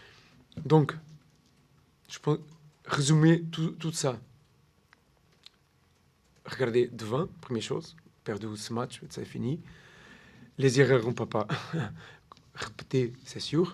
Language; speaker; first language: French; non-native, learner; Portuguese